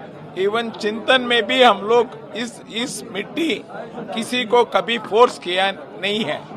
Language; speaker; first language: Hindi; non-native, local second language; Kannada